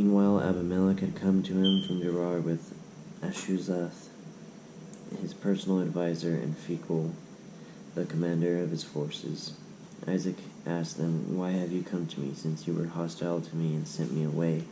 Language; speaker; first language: English; native; English